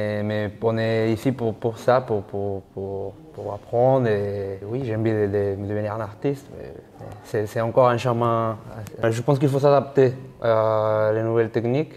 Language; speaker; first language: French; non-native, learner; Spanish